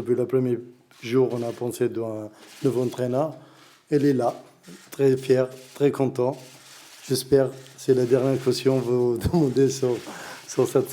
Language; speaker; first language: French; non-native, learner; Arabic